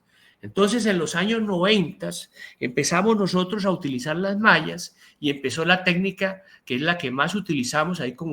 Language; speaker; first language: Spanish; native; Spanish